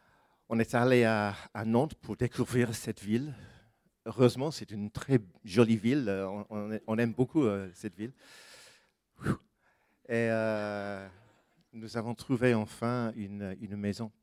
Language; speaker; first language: French; non-native, fluent; English